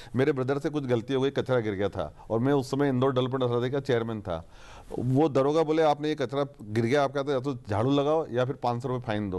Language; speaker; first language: Hindi; native; Hindi